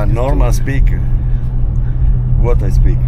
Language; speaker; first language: English; non-native, learner; Italian